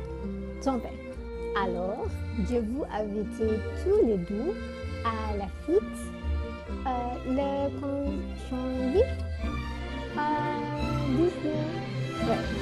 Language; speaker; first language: French; non-native, learner; Malay